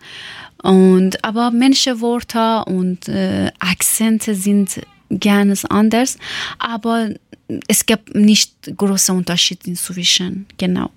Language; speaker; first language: German; non-native, learner; Persian